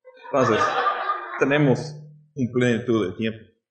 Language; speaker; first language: Spanish; non-native, learner; English